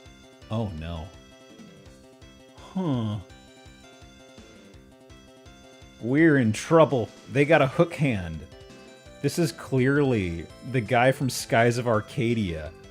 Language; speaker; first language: English; native; English